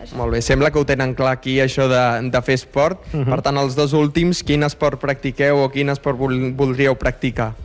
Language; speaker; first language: Catalan; native; Catalan